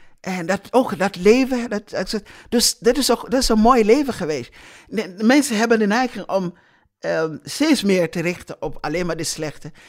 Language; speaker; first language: Dutch; non-native, fluent; English